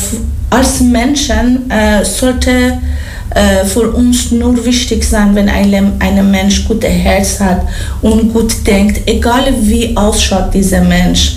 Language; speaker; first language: German; non-native, learner; Persian